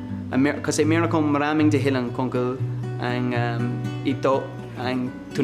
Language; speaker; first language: Filipino; non-native, learner; English